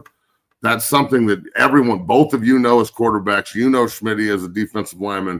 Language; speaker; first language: English; native; English